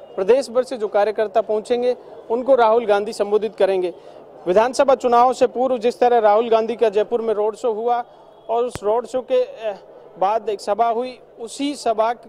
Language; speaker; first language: Hindi; native; Hindi